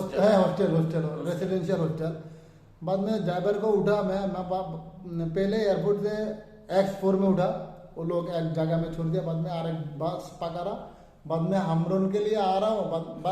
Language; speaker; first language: Hindi; non-native, learner; Bangla